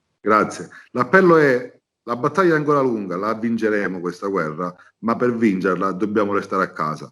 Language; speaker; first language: Italian; native; Italian